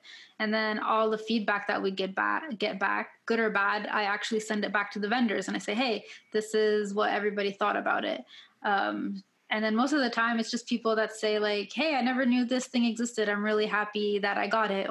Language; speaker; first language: English; native; English